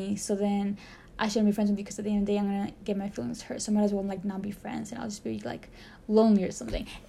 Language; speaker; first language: English; early bilingual, other home language; Spanish